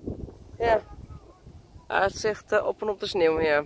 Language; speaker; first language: Dutch; native; Dutch